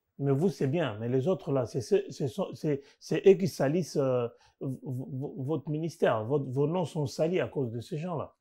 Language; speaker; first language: French; non-native, local second language; Lingala